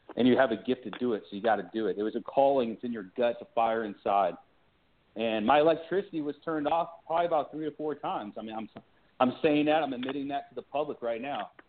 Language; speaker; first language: English; native; English